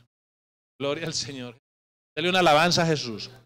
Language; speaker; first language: Spanish; native; Spanish